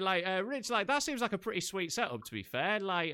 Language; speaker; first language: English; native; English